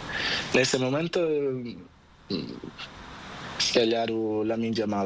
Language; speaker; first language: Spanish; non-native, learner; Portuguese